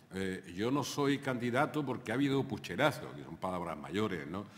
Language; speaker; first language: Spanish; native; Spanish